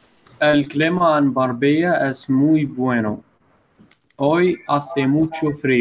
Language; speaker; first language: Spanish; non-native, learner; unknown